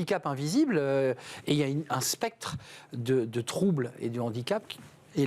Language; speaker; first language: French; native; French